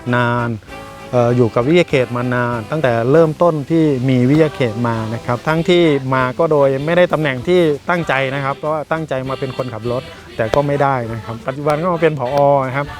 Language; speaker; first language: Thai; native; Thai